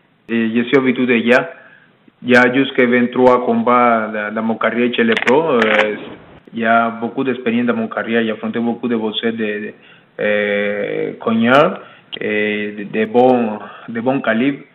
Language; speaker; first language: French; non-native, learner; Spanish